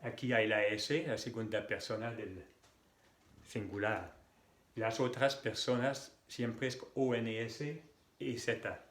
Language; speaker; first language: Spanish; non-native, fluent; French